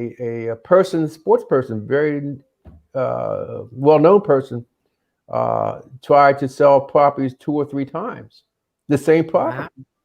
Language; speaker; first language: English; native; English